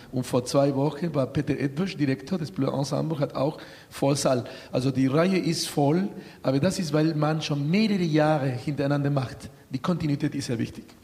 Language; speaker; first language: German; non-native, fluent; Spanish